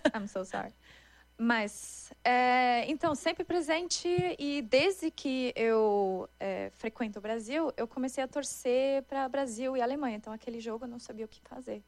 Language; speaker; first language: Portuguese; non-native, fluent; German